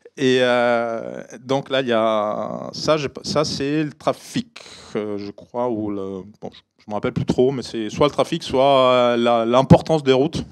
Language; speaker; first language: French; non-native, fluent; Italian